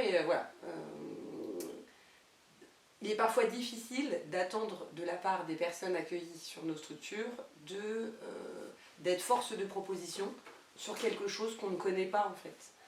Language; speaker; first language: French; native; French